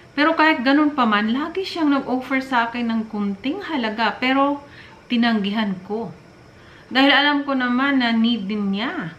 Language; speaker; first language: Filipino; non-native, local second language; Cebuano